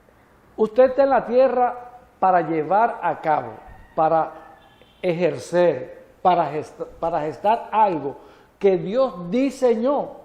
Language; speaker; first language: Spanish; native; Spanish